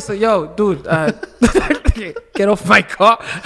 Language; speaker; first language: English; early bilingual, other home language; Lingala